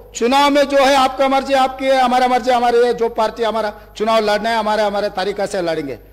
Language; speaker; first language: Hindi; non-native, local second language; Telugu